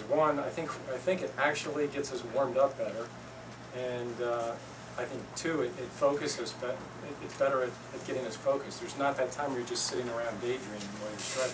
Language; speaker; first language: English; native; English